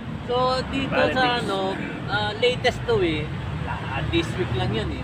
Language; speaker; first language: Filipino; native; Filipino